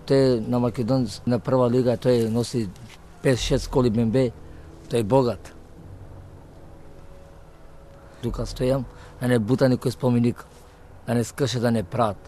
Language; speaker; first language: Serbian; non-native, learner; Macedonian